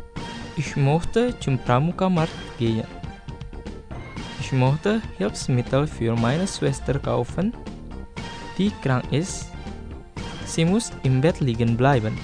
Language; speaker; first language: German; non-native, fluent; Indonesian